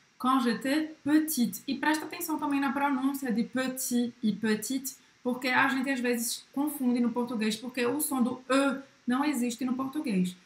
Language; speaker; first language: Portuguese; native; Portuguese